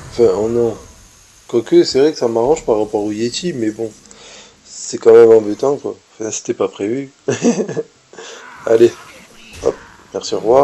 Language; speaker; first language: French; native; French